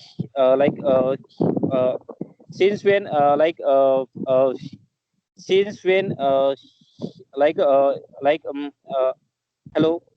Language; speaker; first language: English; non-native, learner; Marathi